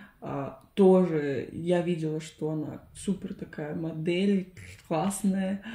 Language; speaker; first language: Russian; non-native, fluent; Spanish